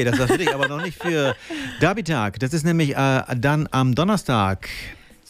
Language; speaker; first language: German; native; German